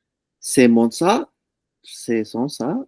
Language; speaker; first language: French; non-native, learner; Punjabi